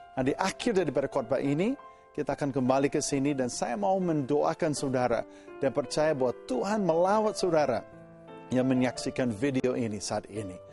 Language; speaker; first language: Indonesian; non-native, fluent; English